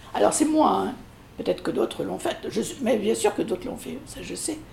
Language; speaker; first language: French; native; French